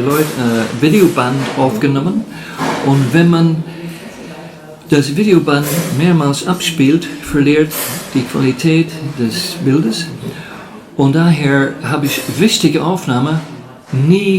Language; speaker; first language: German; non-native, fluent; English